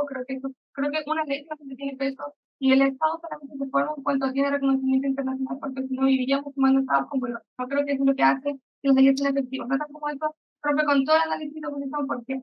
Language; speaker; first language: Spanish; native; Spanish